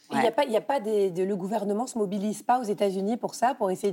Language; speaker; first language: French; native; French